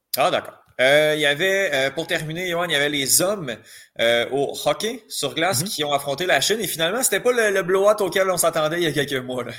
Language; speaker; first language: French; native; French